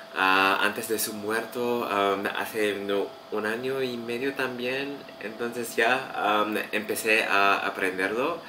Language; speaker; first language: Spanish; non-native, learner; Filipino